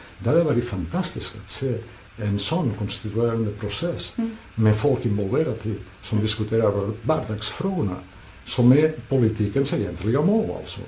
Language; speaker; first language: Swedish; non-native, fluent; Catalan